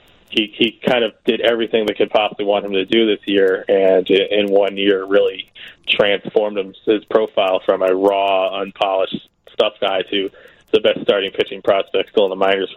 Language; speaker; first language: English; native; English